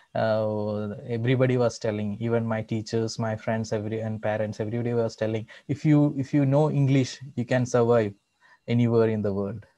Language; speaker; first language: English; non-native, local second language; Malayalam